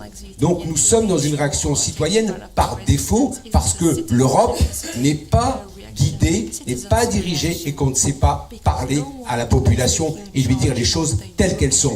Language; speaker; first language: French; native; French